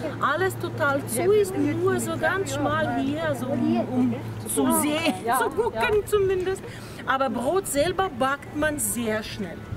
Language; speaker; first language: German; non-native, learner; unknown